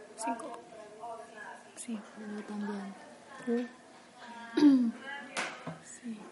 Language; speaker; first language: Spanish; non-native, learner; English